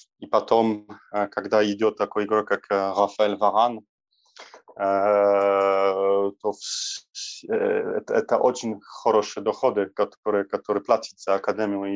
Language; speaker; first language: Russian; non-native, learner; Polish